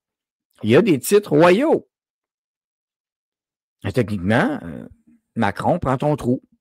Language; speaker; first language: French; native; French